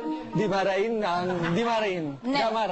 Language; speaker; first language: Indonesian; non-native, learner; Filipino